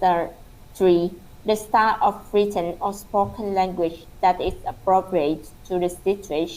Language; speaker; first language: English; non-native, learner; Vietnamese